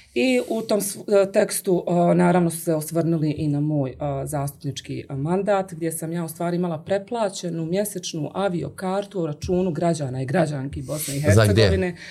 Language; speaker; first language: Bosnian; native; Bosnian